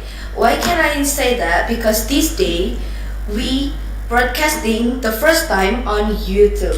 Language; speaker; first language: English; non-native, learner; Indonesian